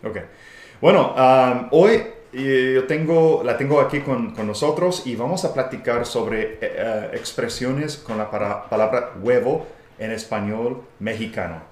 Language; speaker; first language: Spanish; non-native, fluent; English